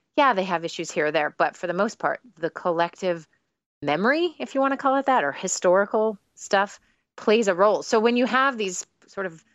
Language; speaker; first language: English; native; English